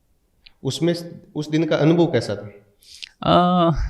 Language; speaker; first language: Hindi; native; Hindi